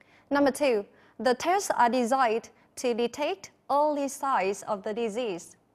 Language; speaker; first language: English; non-native, fluent; Vietnamese